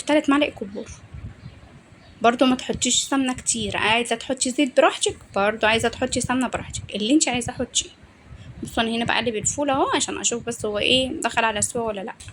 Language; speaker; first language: Arabic; native; Arabic